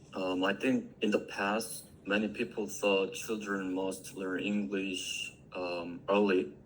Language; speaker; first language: English; non-native, learner; Korean